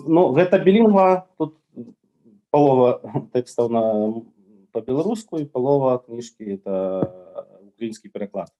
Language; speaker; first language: Belarusian; native; Belarusian